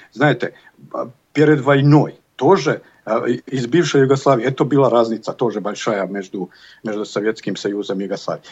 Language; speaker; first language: Russian; non-native, learner; Bosnian